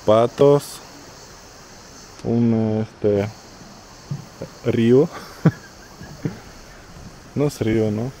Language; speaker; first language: Spanish; non-native, fluent; Russian